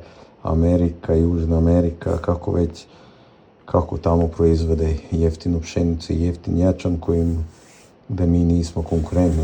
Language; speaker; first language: Croatian; native; Croatian